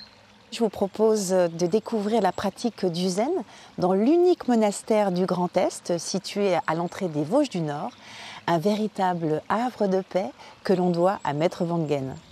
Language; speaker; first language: French; native; French